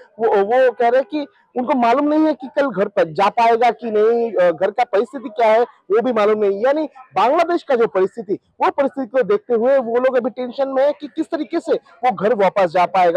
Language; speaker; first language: Hindi; non-native, local second language; Bangla